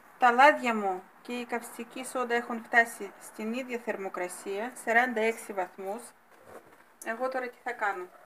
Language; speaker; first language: Greek; non-native, fluent; Russian